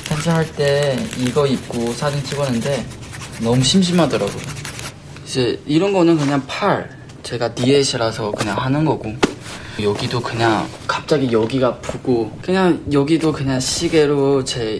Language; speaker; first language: Korean; non-native, fluent; Chinese